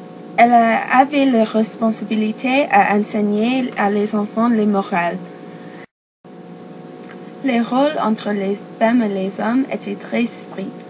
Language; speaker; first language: French; non-native, learner; English